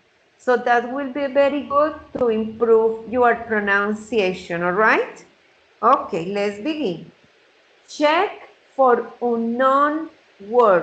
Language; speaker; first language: English; non-native, fluent; Spanish